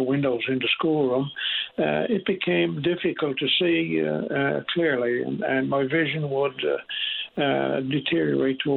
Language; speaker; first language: English; native; English